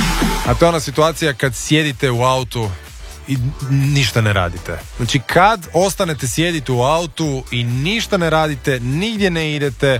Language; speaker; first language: Croatian; native; Croatian